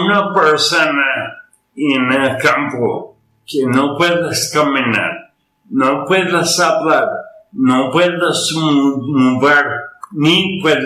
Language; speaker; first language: Spanish; non-native, learner; English